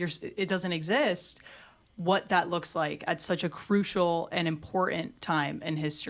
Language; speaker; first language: English; native; English